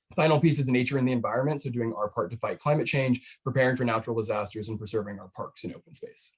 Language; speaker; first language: English; native; English